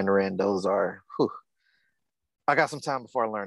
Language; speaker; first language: English; native; English